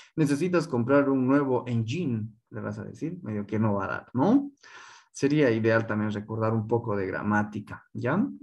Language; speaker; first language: Spanish; non-native, local second language; Quechua